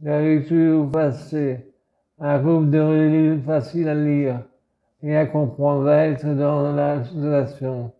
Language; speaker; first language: French; native; French